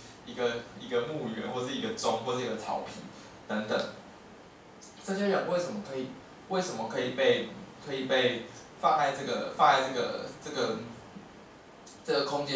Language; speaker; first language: Chinese; native; Chinese